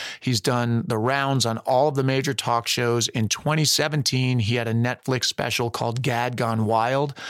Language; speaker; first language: English; native; English